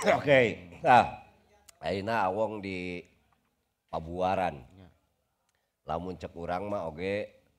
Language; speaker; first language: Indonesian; non-native, local second language; Sundanese